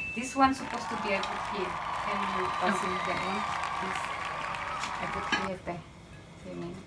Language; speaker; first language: English; non-native, learner; Indonesian